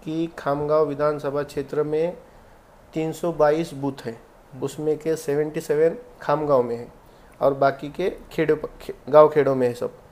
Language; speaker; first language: Hindi; non-native, local second language; Marathi